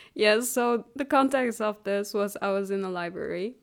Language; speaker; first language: English; non-native, fluent; Chinese